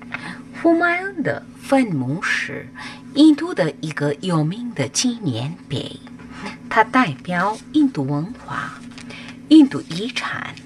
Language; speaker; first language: Chinese; non-native, learner; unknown